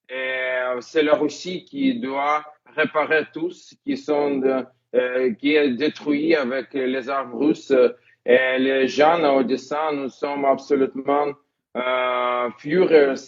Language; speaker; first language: French; non-native, fluent; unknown